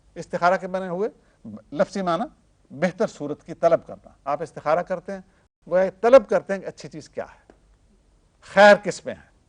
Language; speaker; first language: Urdu; native; Urdu